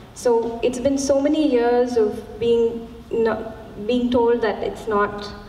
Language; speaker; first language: English; non-native, local second language; Malayalam